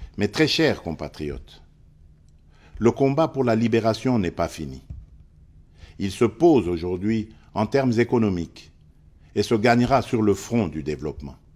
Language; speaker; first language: French; non-native, local second language; Luba-Lulua